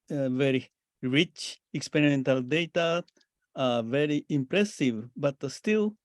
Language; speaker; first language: English; non-native, fluent; Japanese